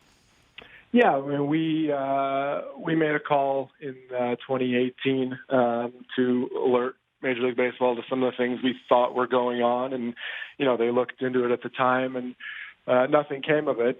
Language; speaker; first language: English; native; English